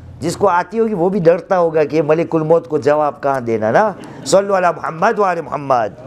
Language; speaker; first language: Urdu; non-native, local second language; Gujarati